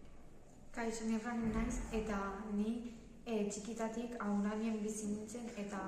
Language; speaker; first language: Basque; non-native, local second language; Spanish